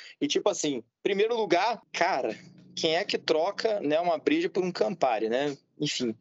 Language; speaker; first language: Portuguese; native; Portuguese